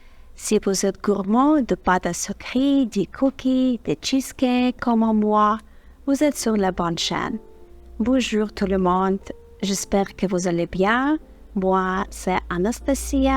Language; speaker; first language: French; non-native, fluent; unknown